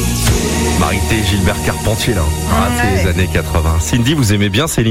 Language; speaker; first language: French; native; French